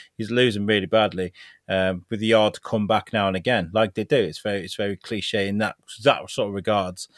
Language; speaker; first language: English; native; English